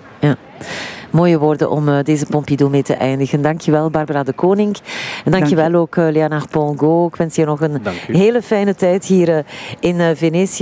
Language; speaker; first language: Dutch; native; Dutch